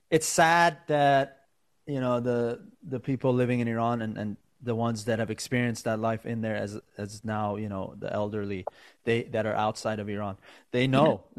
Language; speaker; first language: English; native; English